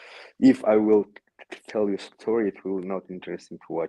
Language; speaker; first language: English; non-native, learner; Yakut